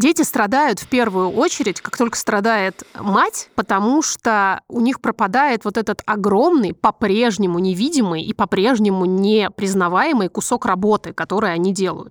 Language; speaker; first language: Russian; native; Russian